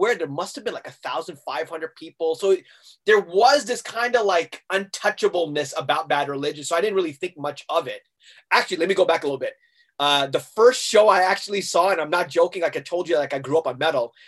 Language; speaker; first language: English; non-native, local second language; Urdu